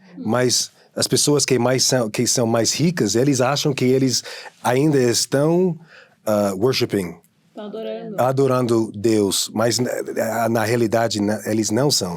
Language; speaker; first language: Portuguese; non-native, fluent; English